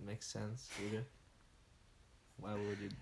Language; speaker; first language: English; non-native, fluent; Italian